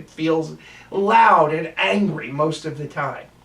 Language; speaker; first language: English; native; English